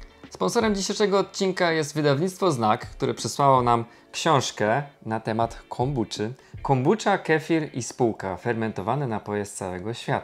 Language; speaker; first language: Polish; native; Polish